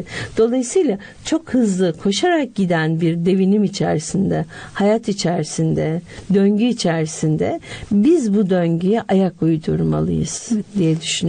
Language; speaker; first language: Turkish; native; Turkish